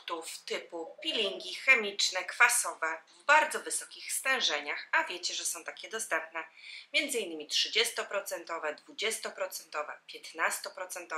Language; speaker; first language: Polish; native; Polish